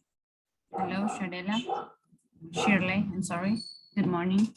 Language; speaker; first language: English; non-native, fluent; Spanish